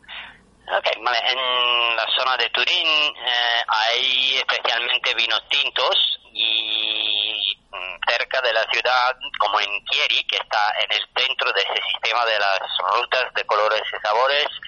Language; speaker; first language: Spanish; non-native, fluent; Italian